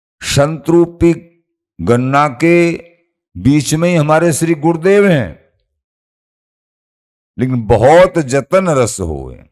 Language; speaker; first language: Hindi; native; Hindi